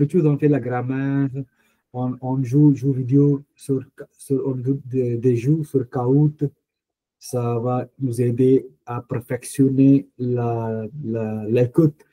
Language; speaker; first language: French; non-native, fluent; Punjabi